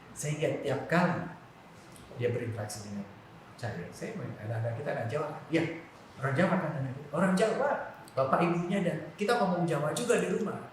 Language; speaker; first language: Indonesian; non-native, local second language; Javanese